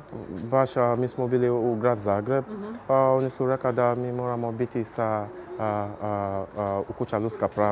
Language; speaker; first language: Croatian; non-native, learner; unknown